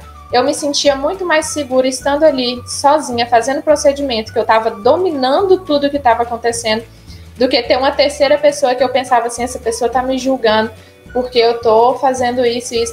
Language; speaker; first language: Portuguese; native; Portuguese